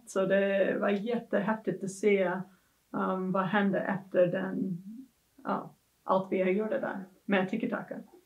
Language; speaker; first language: Swedish; non-native, fluent; English